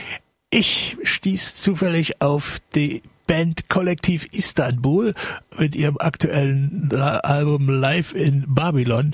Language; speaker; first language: German; native; German